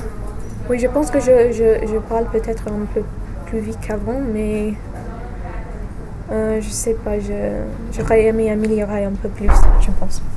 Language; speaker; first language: French; non-native, fluent; English